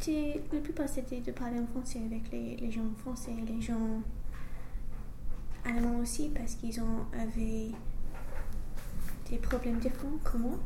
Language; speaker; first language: French; non-native, learner; English